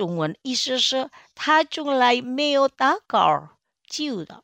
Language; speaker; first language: Chinese; non-native, fluent; Indonesian